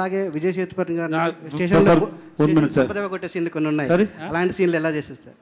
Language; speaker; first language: Telugu; native; Telugu